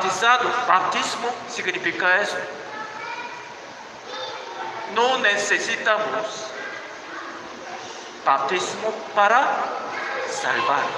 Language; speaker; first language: Spanish; non-native, learner; Korean